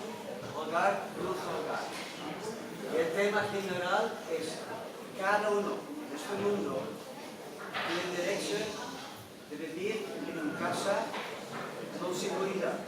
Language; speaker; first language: Spanish; non-native, learner; Dutch